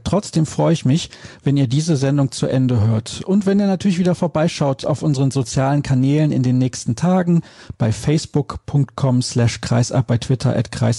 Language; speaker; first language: German; native; German